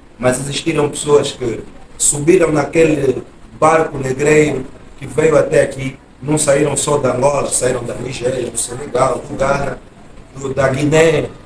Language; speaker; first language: Portuguese; native; Portuguese